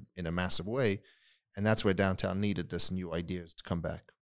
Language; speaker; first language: English; native; English